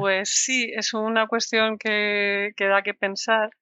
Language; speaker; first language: Spanish; native; Spanish